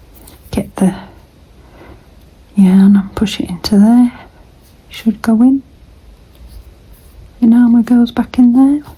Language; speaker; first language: English; native; English